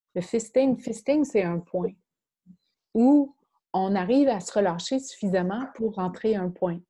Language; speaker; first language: French; native; French